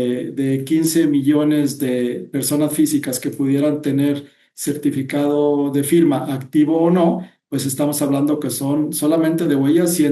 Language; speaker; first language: Spanish; native; Spanish